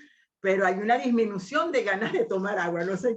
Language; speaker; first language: Spanish; native; Spanish